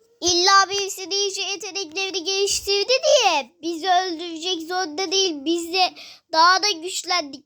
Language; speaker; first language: Turkish; native; Turkish